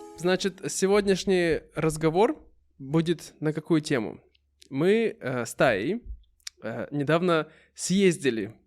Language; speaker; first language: Russian; native; Russian